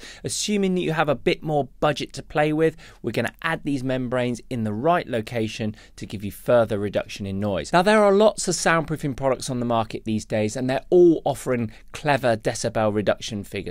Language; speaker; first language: English; native; English